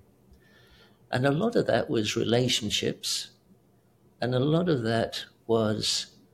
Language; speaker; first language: English; native; English